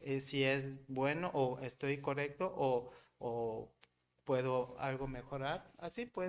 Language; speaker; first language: Spanish; non-native, learner; Korean